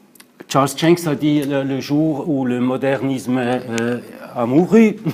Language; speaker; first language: French; non-native, local second language; German